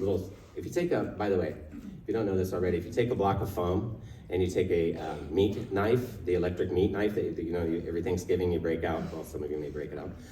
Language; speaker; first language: English; native; English